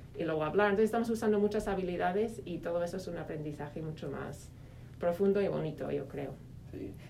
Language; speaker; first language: Spanish; non-native, fluent; English